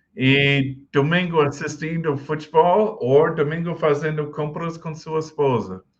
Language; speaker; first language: Portuguese; non-native, learner; English